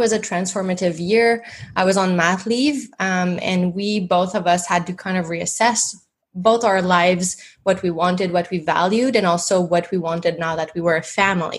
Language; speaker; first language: English; non-native, fluent; French